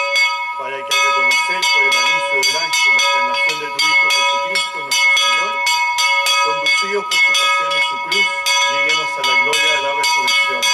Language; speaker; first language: Spanish; native; Spanish